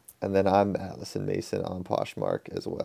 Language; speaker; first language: English; native; English